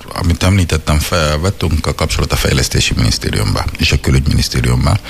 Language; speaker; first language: Hungarian; non-native, fluent; Arabic